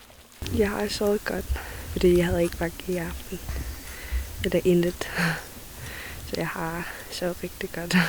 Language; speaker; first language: Danish; non-native, local second language; Kalaallisut